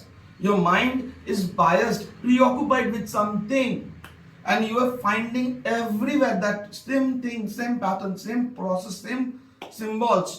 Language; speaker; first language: English; non-native, local second language; Bangla